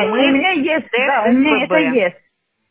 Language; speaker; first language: Russian; non-native, learner; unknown